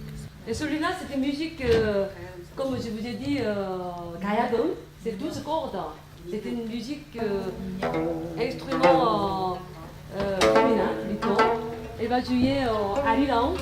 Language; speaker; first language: French; non-native, fluent; Korean